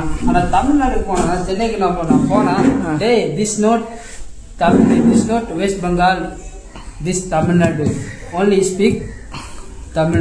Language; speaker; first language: Tamil; non-native, fluent; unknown